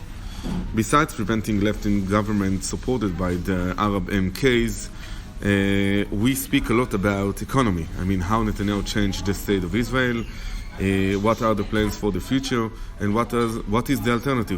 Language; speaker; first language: English; non-native, fluent; Hebrew